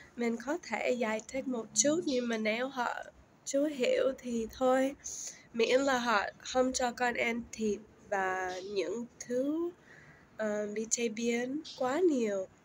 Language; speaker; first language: Vietnamese; early bilingual, heritage; Vietnamese